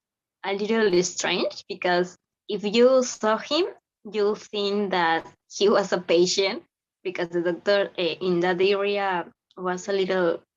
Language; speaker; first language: English; non-native, learner; Spanish